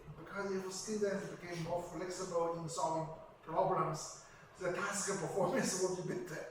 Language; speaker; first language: English; non-native, fluent; Chinese